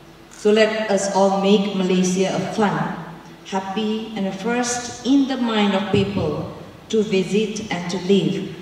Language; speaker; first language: English; non-native, local second language; Malay